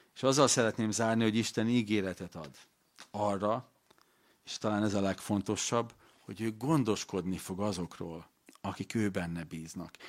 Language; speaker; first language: Hungarian; native; Hungarian